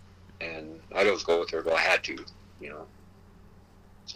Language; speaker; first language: English; early bilingual, other home language; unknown